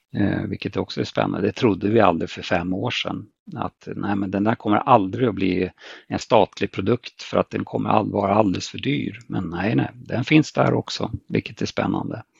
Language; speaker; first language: Swedish; native; Swedish